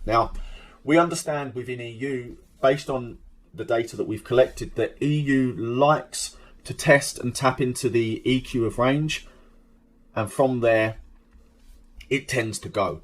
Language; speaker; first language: English; native; English